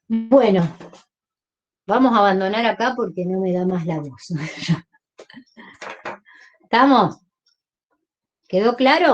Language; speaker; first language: Spanish; native; Spanish